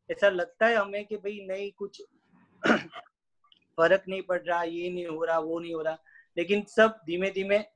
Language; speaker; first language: Hindi; non-native, local second language; Gujarati